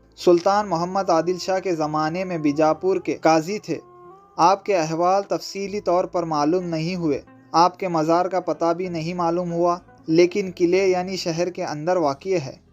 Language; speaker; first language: Urdu; native; Urdu